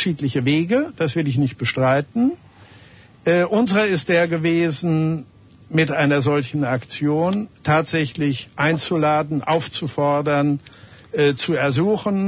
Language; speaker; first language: German; native; German